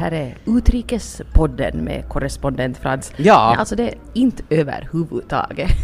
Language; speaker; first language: Swedish; native; Swedish